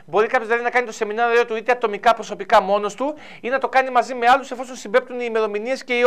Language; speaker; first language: Greek; native; Greek